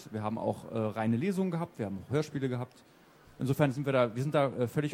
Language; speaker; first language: German; native; German